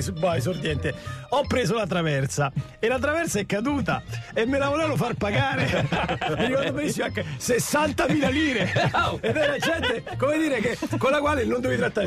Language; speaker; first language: Italian; native; Italian